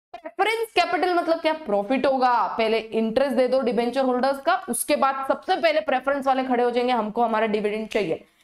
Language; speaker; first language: Hindi; native; Hindi